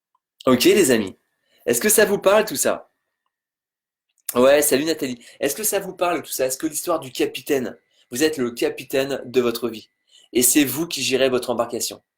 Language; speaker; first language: French; native; French